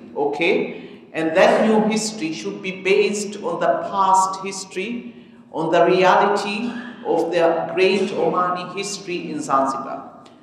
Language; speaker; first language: English; early bilingual, other home language; Arabic